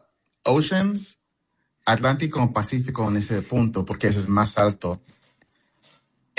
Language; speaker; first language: Spanish; non-native, fluent; English